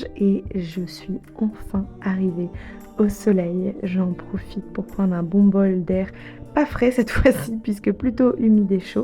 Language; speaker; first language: French; native; French